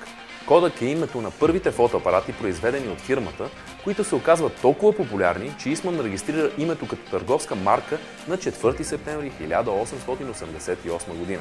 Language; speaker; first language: Bulgarian; native; Bulgarian